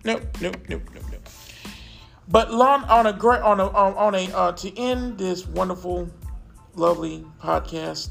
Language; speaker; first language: English; native; English